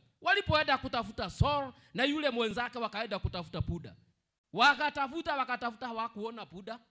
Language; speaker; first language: Swahili; non-native, local second language; Kikuyu